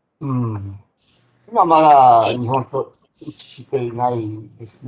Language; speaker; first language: Japanese; non-native, learner; Chinese